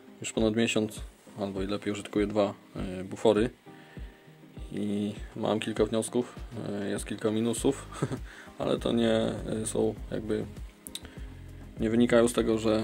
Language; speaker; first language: Polish; native; Polish